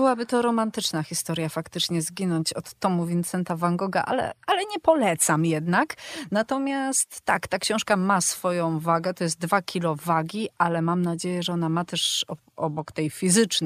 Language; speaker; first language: Polish; native; Polish